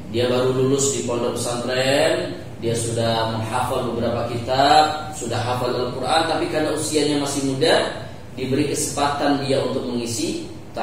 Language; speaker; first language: Indonesian; native; Indonesian